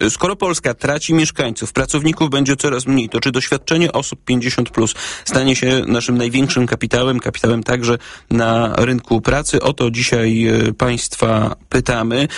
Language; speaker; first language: Polish; native; Polish